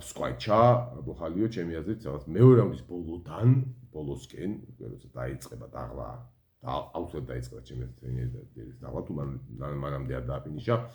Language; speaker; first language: Georgian; native; Georgian